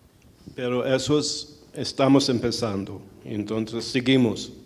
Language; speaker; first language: Spanish; early bilingual, heritage; Spanish